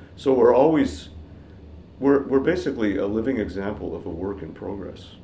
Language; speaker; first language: English; native; English